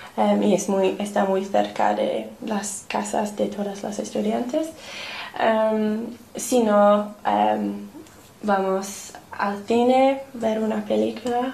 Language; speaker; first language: Spanish; non-native, learner; English